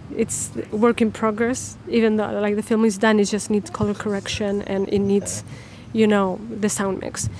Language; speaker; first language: English; non-native, fluent; Spanish